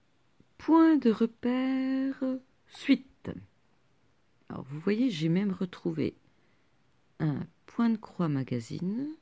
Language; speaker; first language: French; native; French